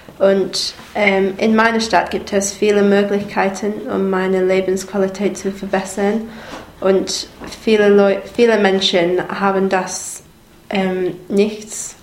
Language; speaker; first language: German; non-native, learner; English